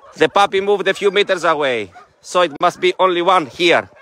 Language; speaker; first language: English; non-native, fluent; Greek